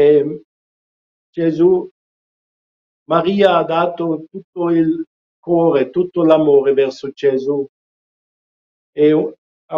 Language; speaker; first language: Italian; non-native, fluent; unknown